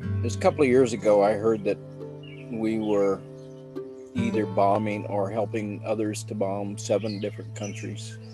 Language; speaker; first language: English; native; English